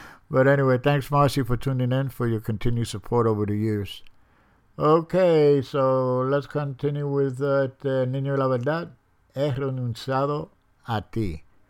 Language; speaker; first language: English; early bilingual, other home language; Spanish